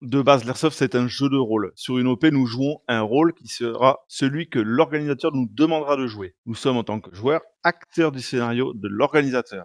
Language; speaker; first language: French; native; French